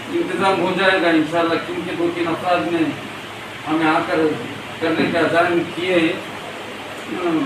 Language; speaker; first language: Urdu; native; Urdu